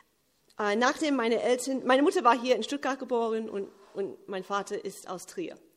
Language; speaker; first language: German; early bilingual, heritage; English